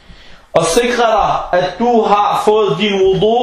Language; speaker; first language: Danish; early bilingual, other home language; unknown